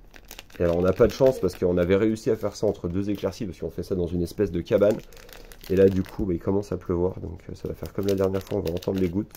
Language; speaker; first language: French; native; French